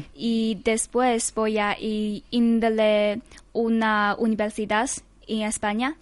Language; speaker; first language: Spanish; non-native, learner; Chinese